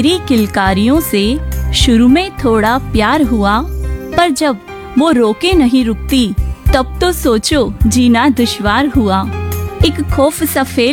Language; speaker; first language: Hindi; native; Hindi